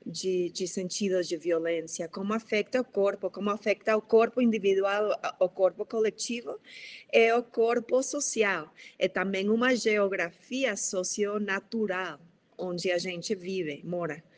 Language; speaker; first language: Portuguese; non-native, fluent; Spanish